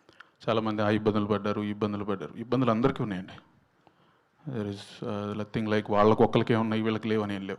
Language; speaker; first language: Telugu; native; Telugu